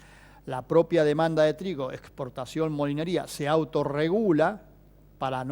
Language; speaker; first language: Spanish; native; Spanish